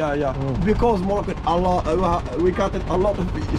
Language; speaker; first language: English; non-native, learner; Arabic